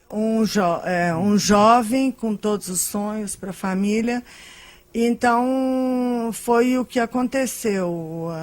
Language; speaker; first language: Portuguese; early bilingual, other home language; Arabic